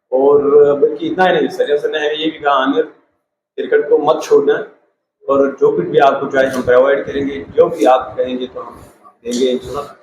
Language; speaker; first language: Hindi; non-native, local second language; Kashmiri